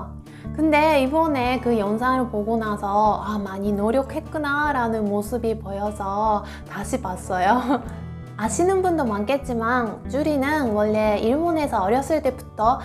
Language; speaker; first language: Korean; non-native, fluent; Japanese